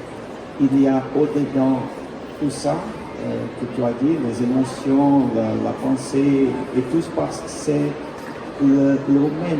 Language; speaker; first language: French; non-native, fluent; Portuguese